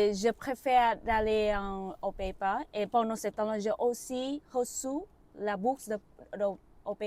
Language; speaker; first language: French; non-native, learner; Vietnamese